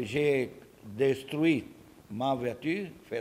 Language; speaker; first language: French; non-native, learner; Italian